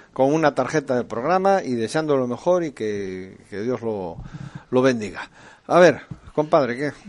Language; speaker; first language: Spanish; native; Spanish